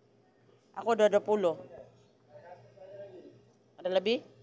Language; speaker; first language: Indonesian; non-native, learner; Filipino